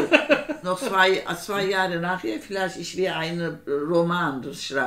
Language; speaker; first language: German; non-native, learner; Turkish